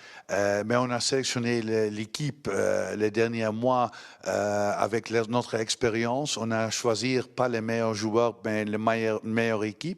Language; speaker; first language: French; non-native, learner; Dutch